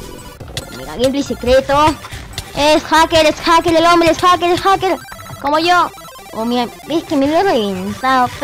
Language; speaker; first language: Spanish; native; Spanish